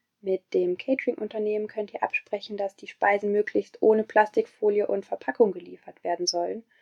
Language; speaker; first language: German; native; German